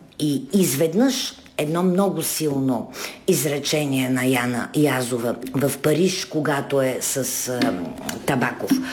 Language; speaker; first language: Bulgarian; native; Bulgarian